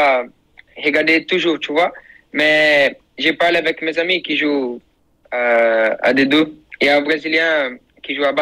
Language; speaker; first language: French; non-native, learner; Portuguese